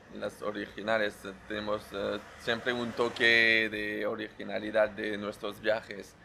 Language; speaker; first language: Spanish; non-native, fluent; French